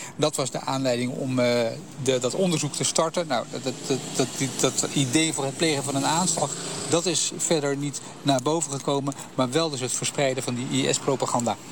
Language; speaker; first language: Dutch; native; Dutch